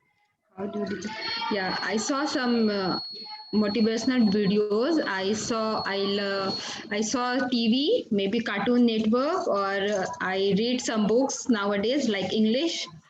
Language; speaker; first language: English; non-native, learner; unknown